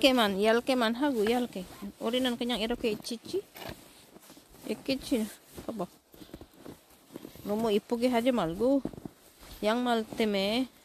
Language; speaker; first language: Korean; non-native, learner; Filipino